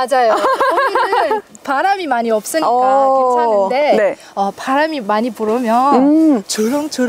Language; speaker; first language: Korean; non-native, learner; French